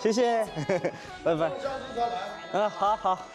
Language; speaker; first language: Chinese; non-native, learner; Korean